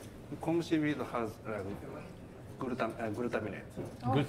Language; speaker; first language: English; non-native, learner; Japanese